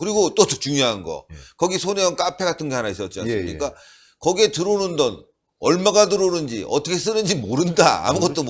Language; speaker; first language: Korean; native; Korean